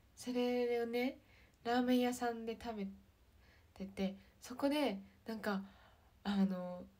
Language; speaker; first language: Japanese; native; Japanese